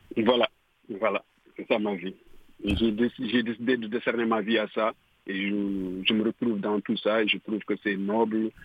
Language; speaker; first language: French; non-native, local second language; Fula